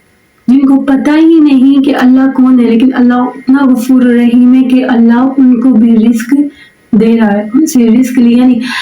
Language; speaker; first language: Urdu; native; Urdu